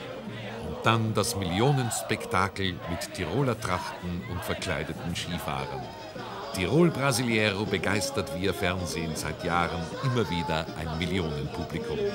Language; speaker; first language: German; native; German